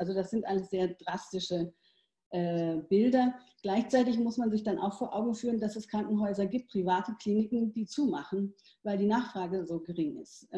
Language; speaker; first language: German; native; German